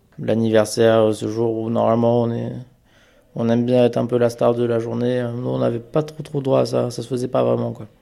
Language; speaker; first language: French; early bilingual, other home language; Amharic